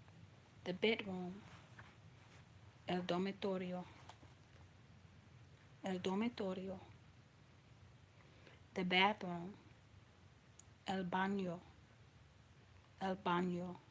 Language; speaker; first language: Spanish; non-native, learner; English